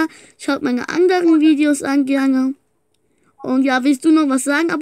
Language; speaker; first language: German; native; German